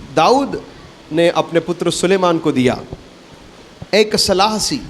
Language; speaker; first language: Hindi; non-native, local second language; Punjabi